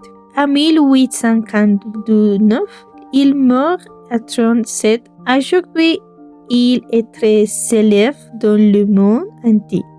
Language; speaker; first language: French; non-native, learner; Spanish